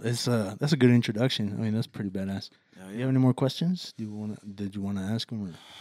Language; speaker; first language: English; early bilingual, other home language; Spanish